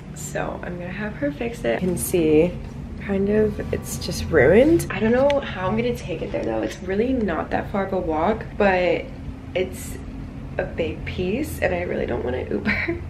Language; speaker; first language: English; native; English